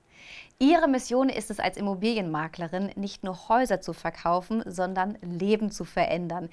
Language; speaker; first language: German; native; German